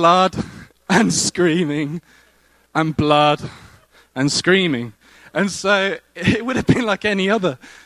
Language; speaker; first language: English; native; English